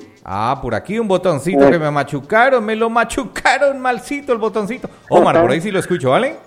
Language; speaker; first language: Spanish; native; Spanish